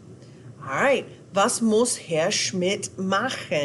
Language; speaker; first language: German; non-native, fluent; English